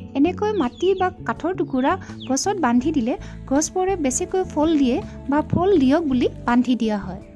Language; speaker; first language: Assamese; non-native, local second language; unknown